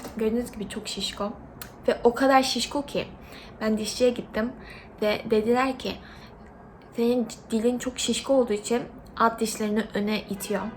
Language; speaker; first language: Turkish; early bilingual, other home language; Korean